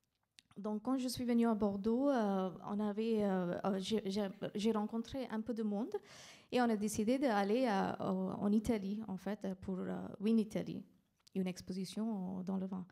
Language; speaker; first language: French; non-native, fluent; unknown